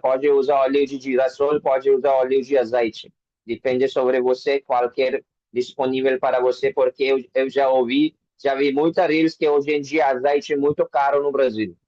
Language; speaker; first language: Portuguese; non-native, learner; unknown